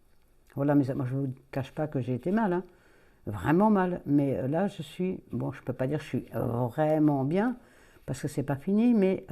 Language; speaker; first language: French; native; French